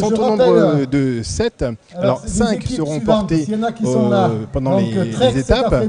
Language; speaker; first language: French; native; French